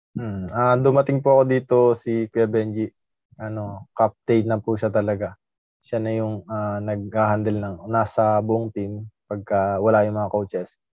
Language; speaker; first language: Filipino; native; Filipino